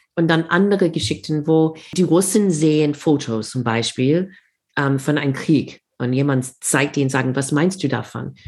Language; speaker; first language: German; non-native, fluent; English